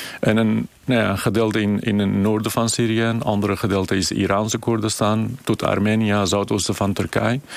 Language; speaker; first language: Dutch; non-native, fluent; Kurdish